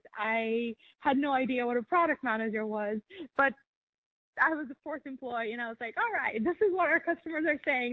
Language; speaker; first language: English; non-native, local second language; Urdu